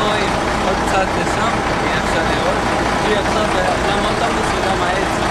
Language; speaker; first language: Hebrew; native; Hebrew